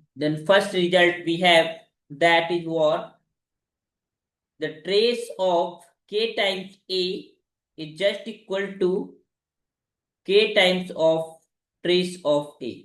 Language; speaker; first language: English; non-native, local second language; Hindi